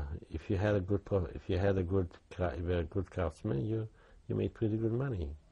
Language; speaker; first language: English; non-native, fluent; Yiddish